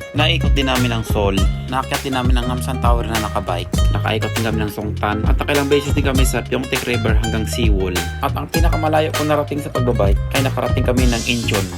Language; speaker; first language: Filipino; native; Filipino